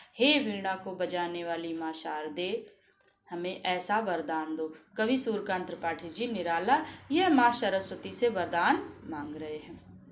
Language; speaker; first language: Hindi; native; Hindi